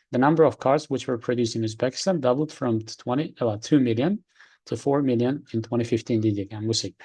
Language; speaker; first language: English; non-native, fluent; Uzbek